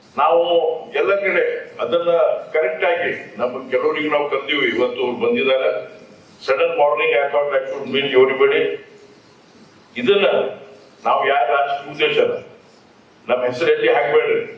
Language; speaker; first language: Kannada; non-native, local second language; Lambadi